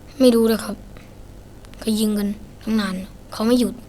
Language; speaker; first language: Thai; non-native, learner; Shan